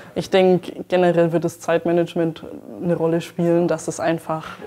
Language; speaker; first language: German; native; German